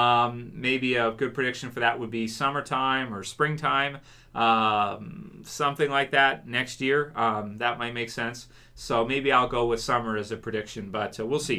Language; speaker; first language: English; native; English